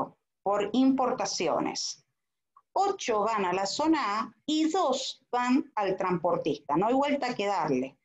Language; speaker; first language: Spanish; native; Spanish